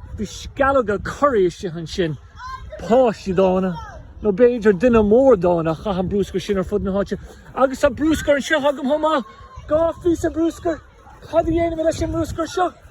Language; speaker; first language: Irish; native; Irish